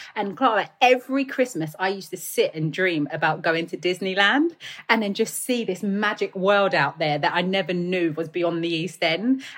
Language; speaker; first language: English; native; English